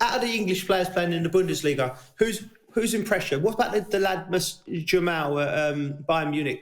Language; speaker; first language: English; native; English